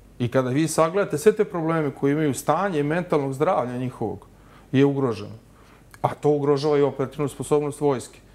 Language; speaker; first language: Serbian; native; Serbian